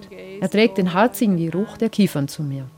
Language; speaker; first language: German; native; German